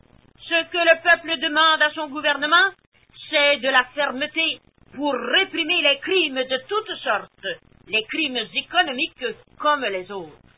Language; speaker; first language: French; native; French